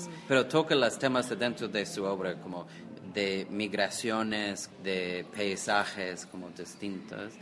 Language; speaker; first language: Spanish; non-native, fluent; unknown